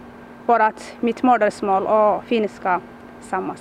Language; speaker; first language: Swedish; non-native, learner; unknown